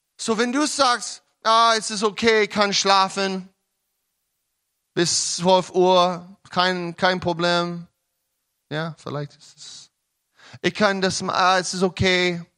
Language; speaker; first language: German; non-native, learner; English